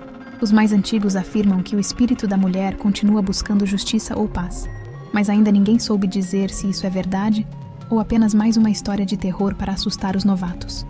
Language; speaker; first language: Portuguese; native; Portuguese